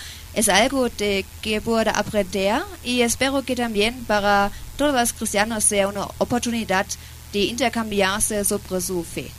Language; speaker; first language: Spanish; non-native, fluent; German